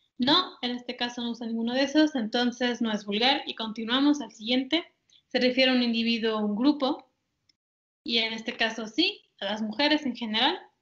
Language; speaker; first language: Spanish; native; Spanish